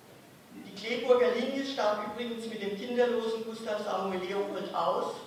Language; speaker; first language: German; native; German